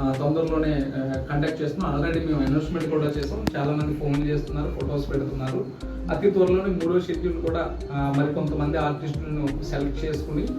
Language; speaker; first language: Telugu; native; Telugu